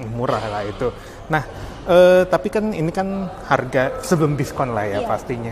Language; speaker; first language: Indonesian; native; Indonesian